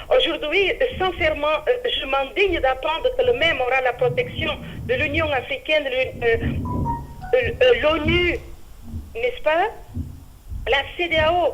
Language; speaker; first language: French; non-native, fluent; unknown